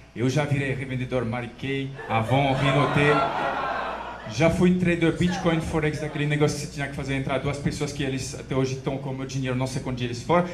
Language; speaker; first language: Portuguese; non-native, fluent; French